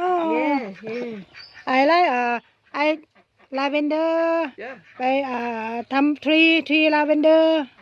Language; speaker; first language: English; non-native, learner; Thai